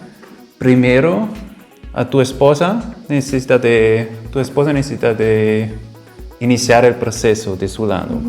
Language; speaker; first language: Spanish; non-native, fluent; German